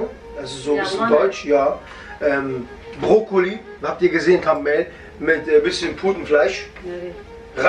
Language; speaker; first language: German; early bilingual, other home language; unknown